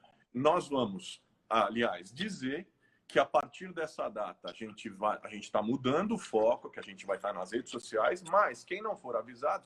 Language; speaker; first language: Portuguese; native; Portuguese